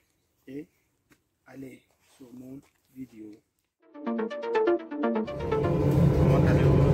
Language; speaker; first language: French; non-native, learner; Persian